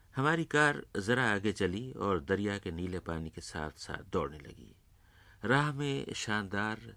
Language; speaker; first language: Urdu; native; Urdu